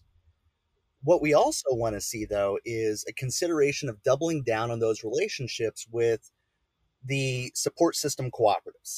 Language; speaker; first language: English; native; English